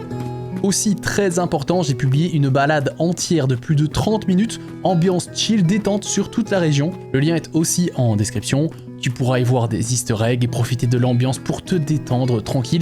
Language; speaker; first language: French; native; French